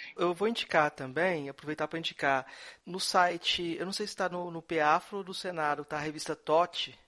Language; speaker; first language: Portuguese; native; Portuguese